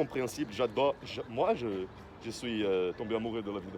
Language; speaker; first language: French; non-native, fluent; Portuguese